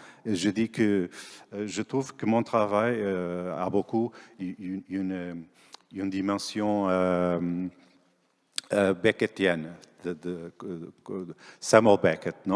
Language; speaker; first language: French; non-native, fluent; Portuguese